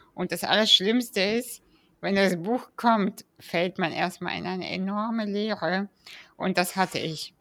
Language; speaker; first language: German; early bilingual, other home language; Russian